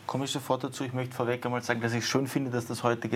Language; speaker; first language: German; native; German